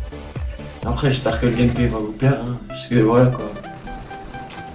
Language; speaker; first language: French; native; French